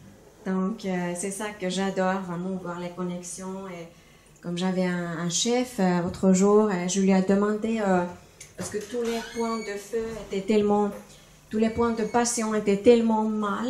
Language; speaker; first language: French; non-native, fluent; Finnish